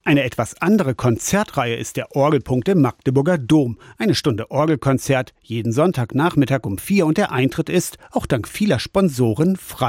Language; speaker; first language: German; native; German